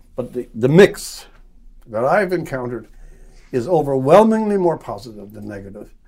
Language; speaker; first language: English; native; English